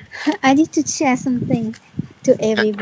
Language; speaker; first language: English; non-native, learner; Thai